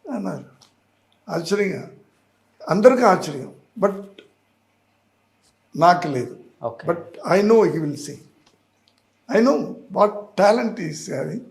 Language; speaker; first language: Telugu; non-native, learner; Tamil